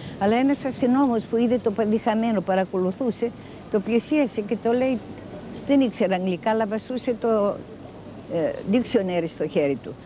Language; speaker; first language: Greek; native; Greek